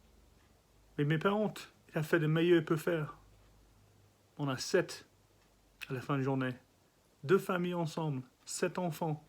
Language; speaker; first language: French; non-native, learner; English